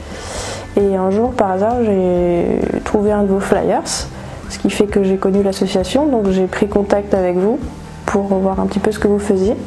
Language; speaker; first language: French; native; French